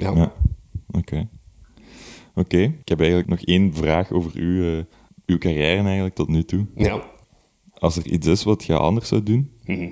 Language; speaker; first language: Dutch; native; Dutch